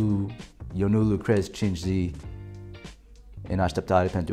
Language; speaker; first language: Romanian; non-native, learner; English